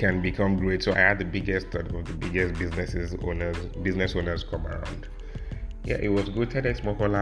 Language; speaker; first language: English; non-native, local second language; Yoruba